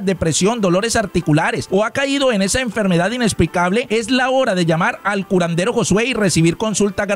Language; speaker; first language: Spanish; native; Spanish